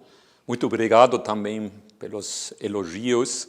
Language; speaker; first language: Portuguese; non-native, fluent; German